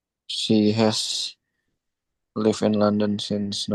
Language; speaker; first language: English; non-native, learner; Indonesian